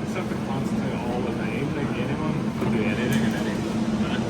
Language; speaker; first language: English; native; English